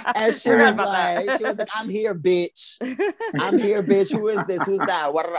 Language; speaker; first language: English; early bilingual, other home language; Spanish